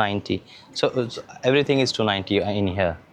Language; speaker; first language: English; non-native, learner; Hindi